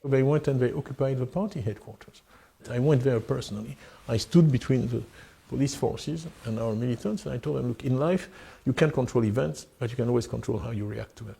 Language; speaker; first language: English; non-native, fluent; French